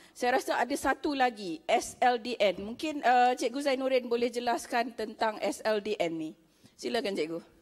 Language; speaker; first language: Malay; native; Malay